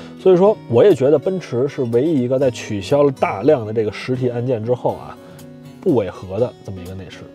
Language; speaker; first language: Chinese; native; Chinese